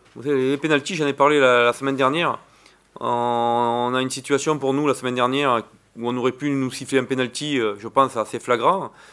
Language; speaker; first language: French; native; French